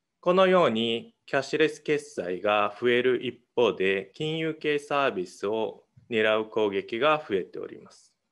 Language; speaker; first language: Japanese; non-native, fluent; Mongolian